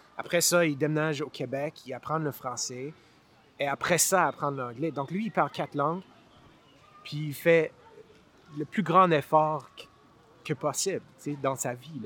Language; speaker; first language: French; non-native, local second language; English